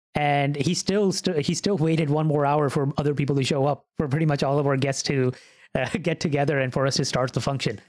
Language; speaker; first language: English; early bilingual, other home language; Urdu